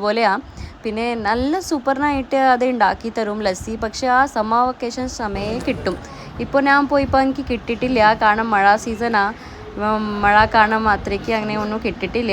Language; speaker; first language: Malayalam; non-native, learner; Hindi